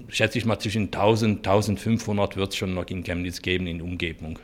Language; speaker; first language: German; non-native, fluent; Hungarian